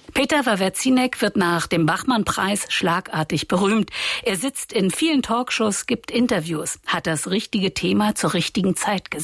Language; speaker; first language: German; native; German